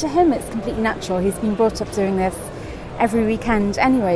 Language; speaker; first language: English; native; English